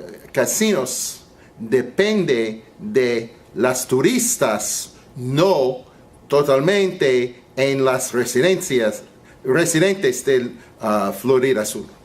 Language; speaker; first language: Spanish; non-native, learner; English